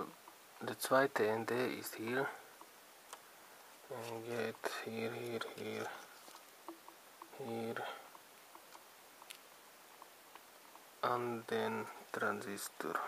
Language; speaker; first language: German; non-native, learner; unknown